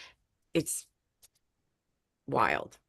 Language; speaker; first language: English; native; English